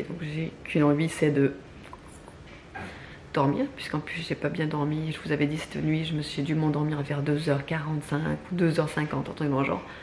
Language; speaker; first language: French; native; French